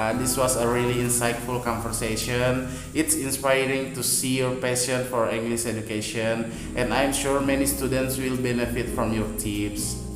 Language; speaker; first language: English; non-native, fluent; Indonesian